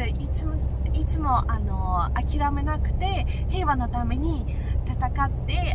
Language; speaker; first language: Japanese; non-native, fluent; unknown